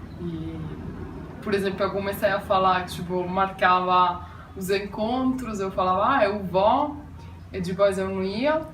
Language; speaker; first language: Portuguese; non-native, fluent; Italian